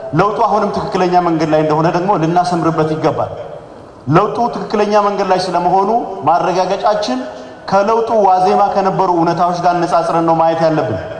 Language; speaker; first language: Amharic; non-native, local second language; Oromo